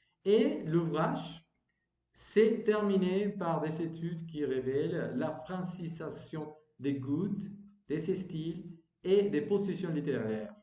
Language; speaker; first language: French; non-native, learner; Spanish